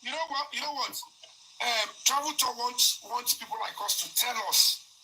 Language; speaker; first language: English; non-native, local second language; Yoruba